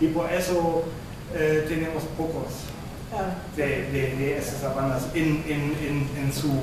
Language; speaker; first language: Spanish; non-native, fluent; German